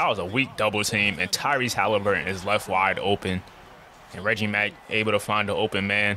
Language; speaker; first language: English; native; English